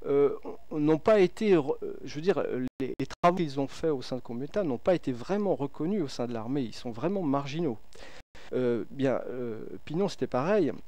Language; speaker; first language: French; native; French